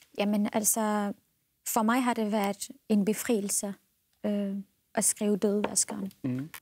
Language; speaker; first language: Danish; non-native, fluent; Central Kurdish